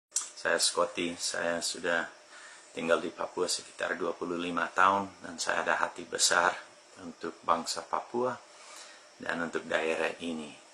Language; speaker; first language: Indonesian; non-native, fluent; English